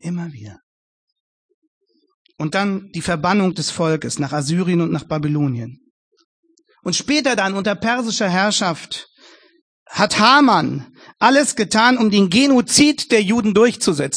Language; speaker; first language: German; native; German